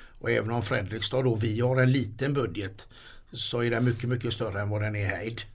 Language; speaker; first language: Swedish; native; Swedish